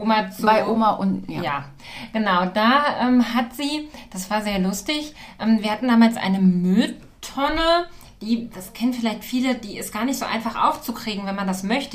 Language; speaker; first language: German; native; German